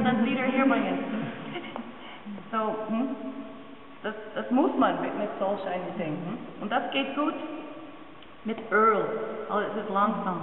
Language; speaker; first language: German; non-native, learner; English